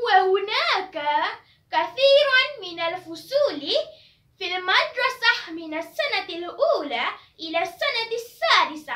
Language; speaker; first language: Arabic; non-native, learner; Malay